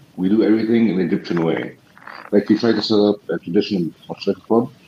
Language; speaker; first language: English; non-native, fluent; Arabic